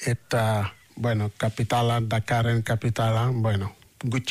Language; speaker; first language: Basque; non-native, fluent; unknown